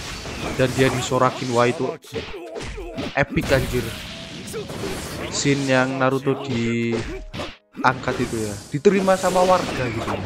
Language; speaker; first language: Indonesian; native; Indonesian